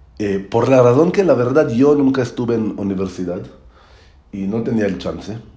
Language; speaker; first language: Spanish; non-native, learner; Hebrew